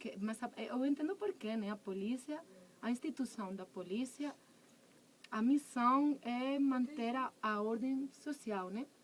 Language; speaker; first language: Portuguese; non-native, fluent; Spanish